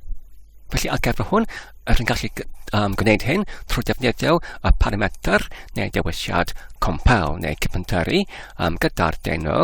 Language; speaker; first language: Welsh; non-native, fluent; English